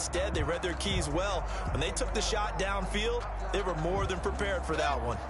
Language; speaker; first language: English; native; English